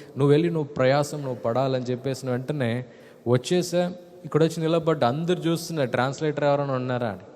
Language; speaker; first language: Telugu; non-native, fluent; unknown